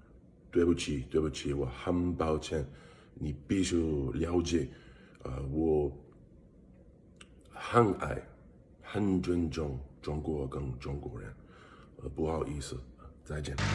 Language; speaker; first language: Chinese; non-native, learner; English